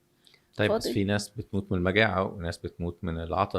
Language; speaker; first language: Arabic; native; Arabic